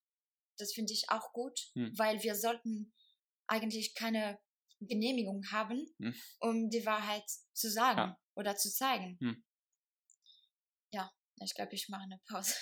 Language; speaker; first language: German; non-native, fluent; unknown